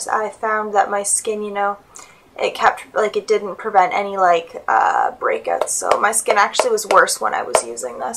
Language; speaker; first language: English; native; English